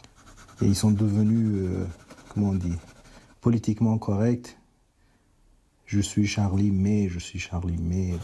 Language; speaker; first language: French; non-native, fluent; Persian